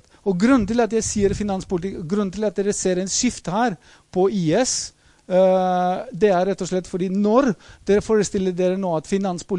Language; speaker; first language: Norwegian; non-native, fluent; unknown